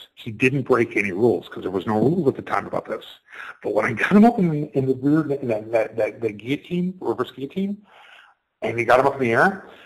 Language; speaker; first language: English; native; English